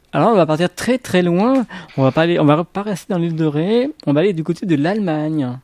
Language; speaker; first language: French; native; French